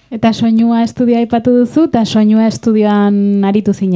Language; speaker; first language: Basque; native; Basque